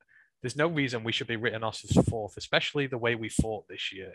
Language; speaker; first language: English; native; English